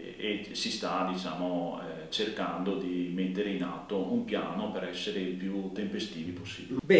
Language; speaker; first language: Italian; native; Italian